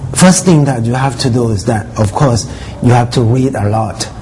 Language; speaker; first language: English; non-native, fluent; Thai